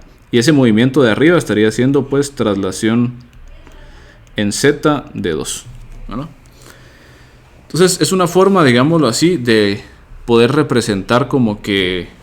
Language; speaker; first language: Spanish; native; Spanish